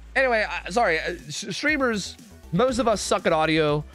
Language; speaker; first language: English; native; English